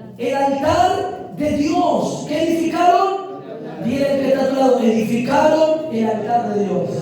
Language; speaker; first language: Spanish; native; Spanish